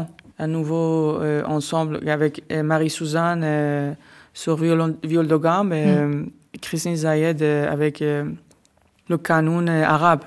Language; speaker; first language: French; non-native, learner; Persian